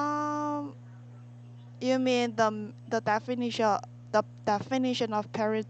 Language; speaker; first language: English; non-native, learner; Korean